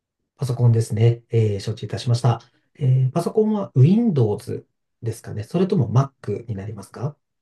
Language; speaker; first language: Japanese; native; Japanese